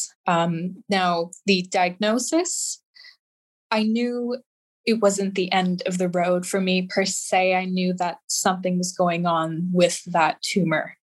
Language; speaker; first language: English; native; English